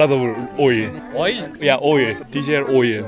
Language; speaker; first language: English; non-native, learner; Korean